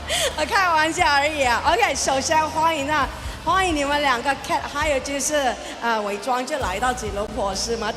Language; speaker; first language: Chinese; early bilingual, heritage; Chinese